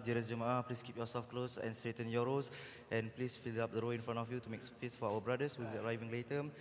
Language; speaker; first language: English; non-native, local second language; Malay